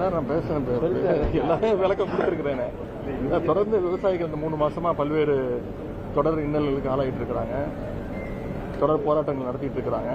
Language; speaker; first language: Tamil; native; Tamil